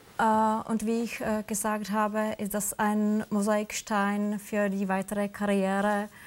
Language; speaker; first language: German; non-native, fluent; Czech